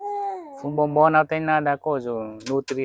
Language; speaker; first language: Portuguese; non-native, learner; Vietnamese